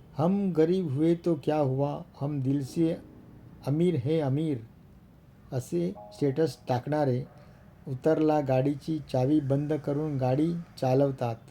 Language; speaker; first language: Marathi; non-native, local second language; Gujarati